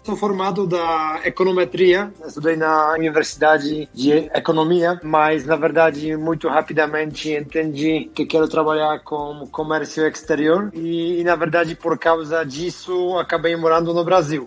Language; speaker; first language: Portuguese; non-native, fluent; Polish